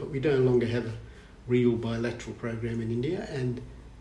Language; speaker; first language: English; native; English